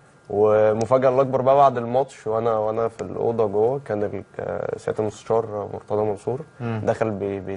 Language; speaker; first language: Arabic; native; Arabic